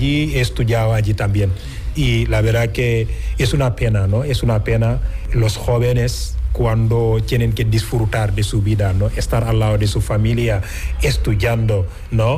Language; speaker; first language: Spanish; non-native, fluent; Wolof